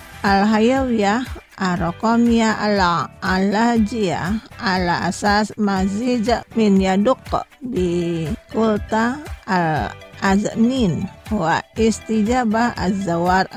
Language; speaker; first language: Arabic; non-native, fluent; Indonesian